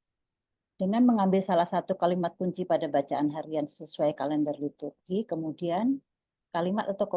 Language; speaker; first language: Indonesian; native; Indonesian